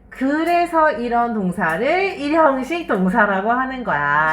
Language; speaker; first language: Korean; native; Korean